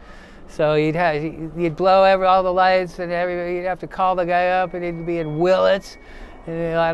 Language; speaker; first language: English; native; English